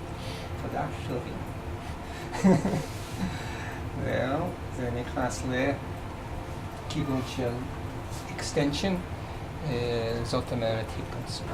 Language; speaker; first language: Hebrew; non-native, fluent; English